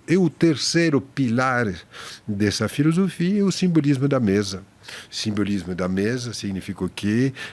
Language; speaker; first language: Portuguese; non-native, fluent; French